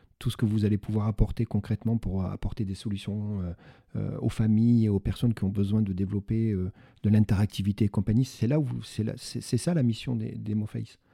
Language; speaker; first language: French; native; French